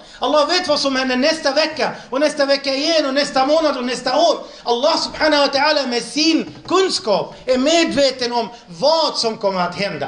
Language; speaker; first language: Swedish; non-native, local second language; Arabic